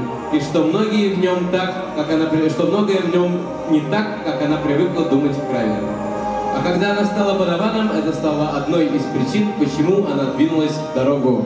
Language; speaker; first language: Russian; native; Russian